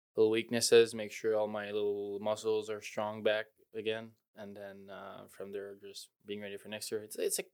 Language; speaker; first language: English; native; English